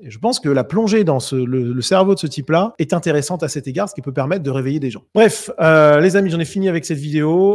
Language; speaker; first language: French; native; French